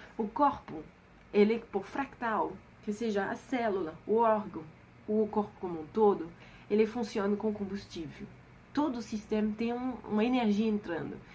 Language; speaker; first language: Portuguese; non-native, fluent; French